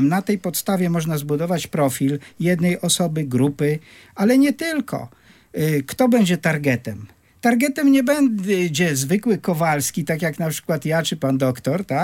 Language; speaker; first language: Polish; native; Polish